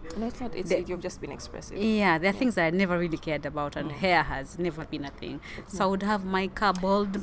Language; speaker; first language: English; non-native, local second language; Ganda